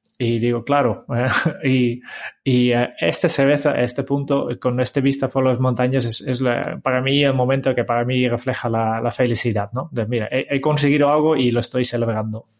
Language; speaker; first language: Spanish; non-native, fluent; Dutch